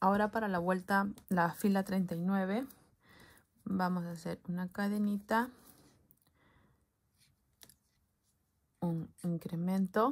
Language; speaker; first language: Spanish; native; Spanish